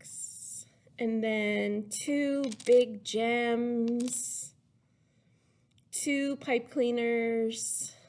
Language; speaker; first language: English; native; English